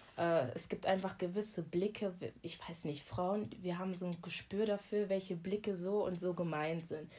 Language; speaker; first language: German; early bilingual, other home language; Akan